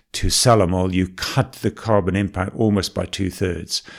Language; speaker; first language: English; native; English